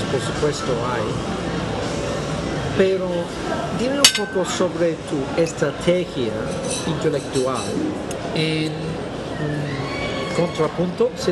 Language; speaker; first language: Spanish; non-native, fluent; English